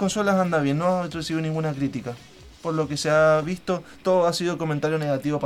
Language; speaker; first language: Spanish; native; Spanish